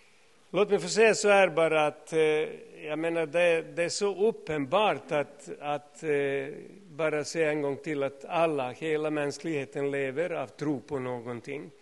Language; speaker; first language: Swedish; non-native, fluent; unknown